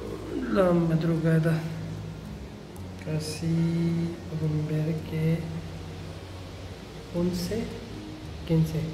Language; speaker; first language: Spanish; non-native, learner; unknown